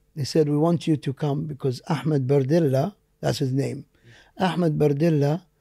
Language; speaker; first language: English; non-native, fluent; Arabic